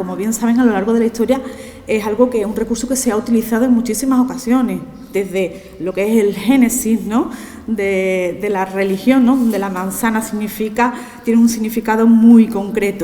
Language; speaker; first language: Spanish; native; Spanish